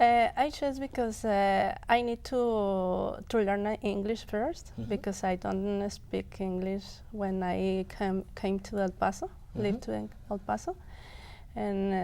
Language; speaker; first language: English; non-native, local second language; Spanish